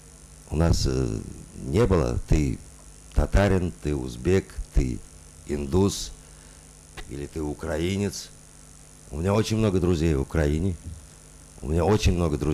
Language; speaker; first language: Russian; non-native, local second language; Uzbek